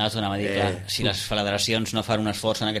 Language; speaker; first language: Catalan; native; Catalan